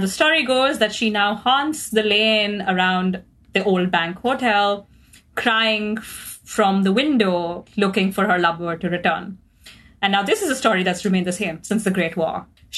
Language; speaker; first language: English; non-native, local second language; Hindi